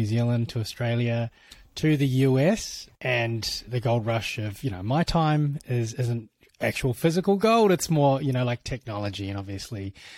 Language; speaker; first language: English; native; English